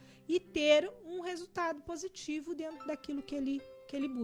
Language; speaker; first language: Portuguese; native; Portuguese